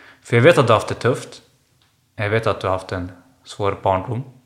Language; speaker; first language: Swedish; non-native, fluent; Kurdish